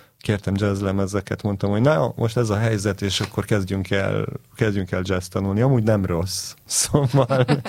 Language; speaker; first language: Hungarian; early bilingual, heritage; Hebrew